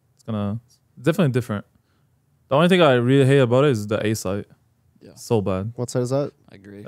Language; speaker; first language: English; non-native, fluent; Arabic